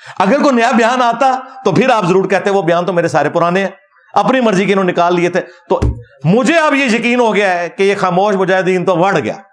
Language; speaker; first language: Urdu; non-native, local second language; Punjabi